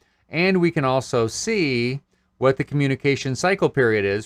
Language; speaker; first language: English; native; English